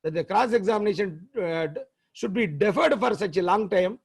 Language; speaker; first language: English; non-native, local second language; Tamil